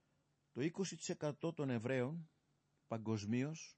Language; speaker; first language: Greek; native; Greek